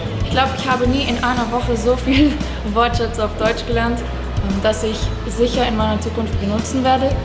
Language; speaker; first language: German; non-native, fluent; Portuguese